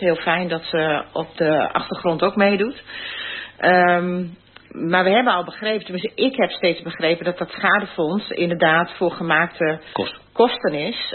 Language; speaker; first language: Dutch; native; Dutch